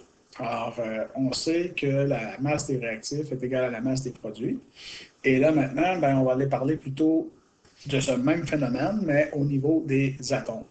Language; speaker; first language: French; native; French